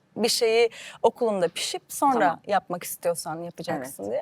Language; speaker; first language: Turkish; early bilingual, heritage; Turkish